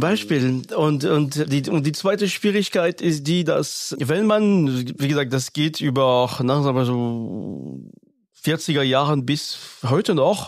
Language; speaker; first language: German; non-native, fluent; French